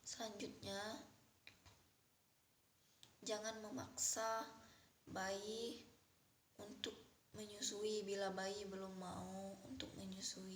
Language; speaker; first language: Indonesian; native; Indonesian